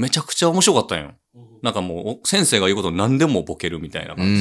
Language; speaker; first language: Japanese; native; Japanese